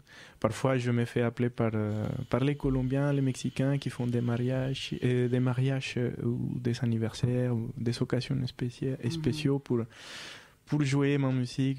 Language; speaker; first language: French; non-native, fluent; Spanish